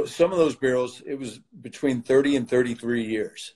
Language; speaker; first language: English; native; English